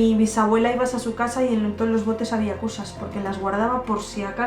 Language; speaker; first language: Spanish; native; Spanish